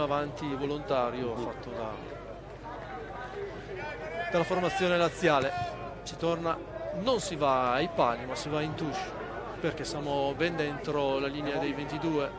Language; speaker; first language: Italian; native; Italian